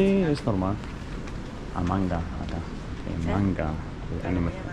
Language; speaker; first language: Spanish; non-native, fluent; German